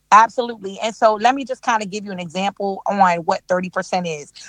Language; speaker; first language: English; native; English